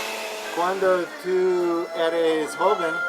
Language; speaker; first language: Spanish; non-native, learner; English